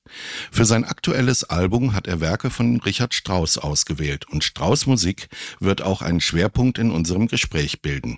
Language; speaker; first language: German; native; German